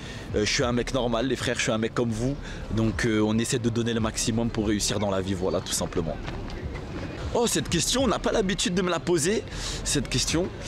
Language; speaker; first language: French; native; French